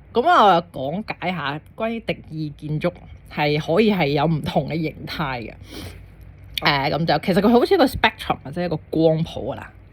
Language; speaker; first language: Cantonese; native; Cantonese